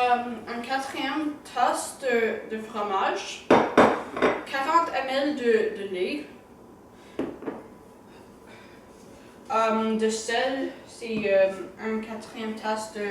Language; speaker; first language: French; non-native, learner; English